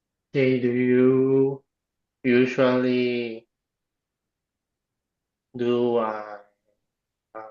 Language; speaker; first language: English; non-native, learner; Spanish